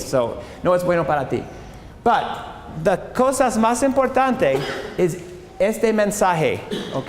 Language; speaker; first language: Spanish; non-native, learner; English